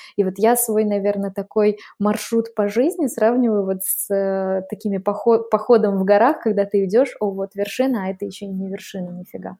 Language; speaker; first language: Russian; native; Russian